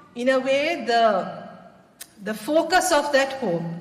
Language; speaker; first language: English; non-native, local second language; Sinhala